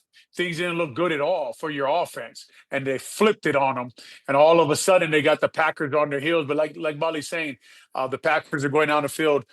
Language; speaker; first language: English; native; English